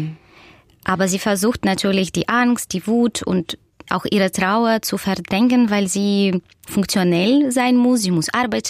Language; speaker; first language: German; non-native, fluent; Russian